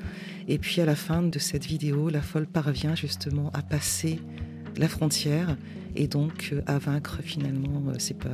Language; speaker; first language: French; native; French